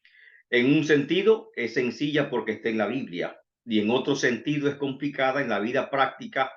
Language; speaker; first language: Spanish; native; Spanish